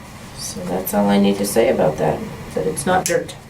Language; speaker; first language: English; native; English